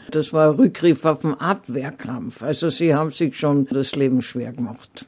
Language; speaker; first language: German; native; German